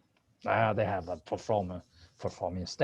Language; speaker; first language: English; non-native, fluent; Chinese